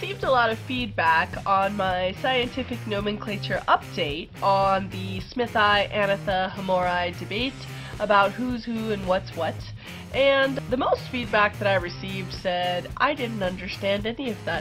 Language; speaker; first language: English; native; English